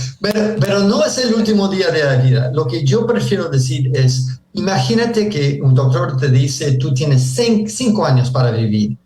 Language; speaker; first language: Spanish; early bilingual, heritage; Spanish